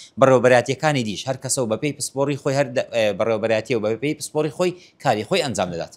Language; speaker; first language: Central Kurdish; native; Central Kurdish